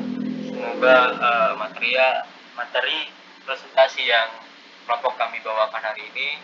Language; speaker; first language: Indonesian; native; Indonesian